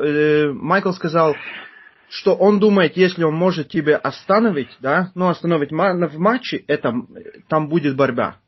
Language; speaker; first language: Russian; non-native, fluent; Turkish